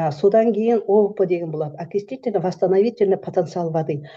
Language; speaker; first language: Russian; non-native, local second language; Kazakh